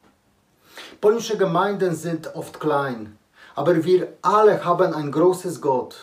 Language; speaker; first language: German; non-native, learner; Polish